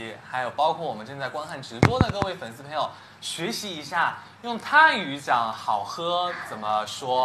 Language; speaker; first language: Chinese; native; Chinese